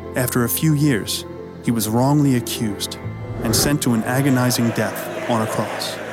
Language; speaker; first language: English; native; English